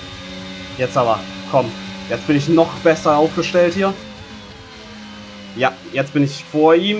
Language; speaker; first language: German; native; German